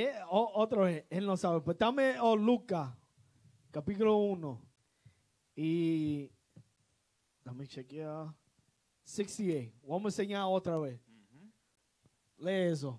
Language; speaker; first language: Spanish; non-native, learner; English